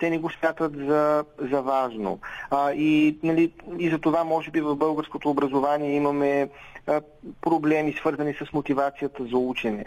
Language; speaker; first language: Bulgarian; native; Bulgarian